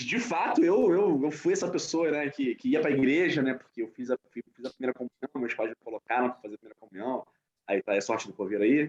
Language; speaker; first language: Portuguese; native; Portuguese